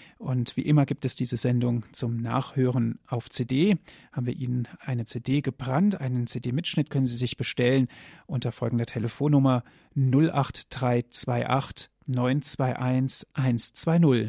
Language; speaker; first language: German; native; German